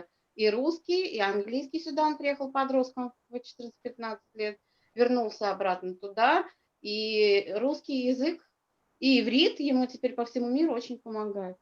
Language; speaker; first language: Russian; native; Russian